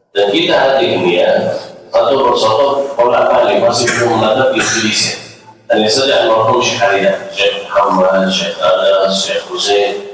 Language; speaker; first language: Indonesian; non-native, fluent; Arabic